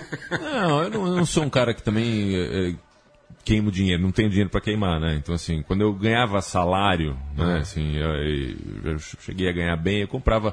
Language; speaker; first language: Portuguese; native; Portuguese